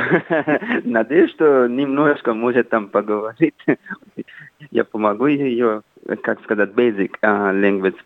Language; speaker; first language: Russian; non-native, fluent; Hindi